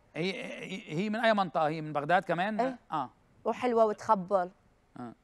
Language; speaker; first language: Arabic; native; Arabic